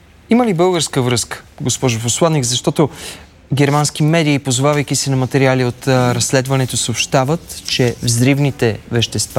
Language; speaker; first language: Bulgarian; native; Bulgarian